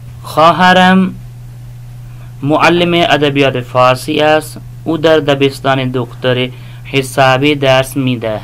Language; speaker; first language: Persian; non-native, fluent; Urdu